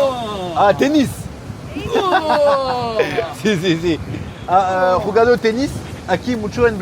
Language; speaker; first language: Spanish; non-native, learner; French